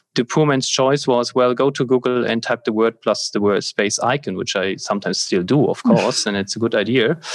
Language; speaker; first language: English; non-native, fluent; German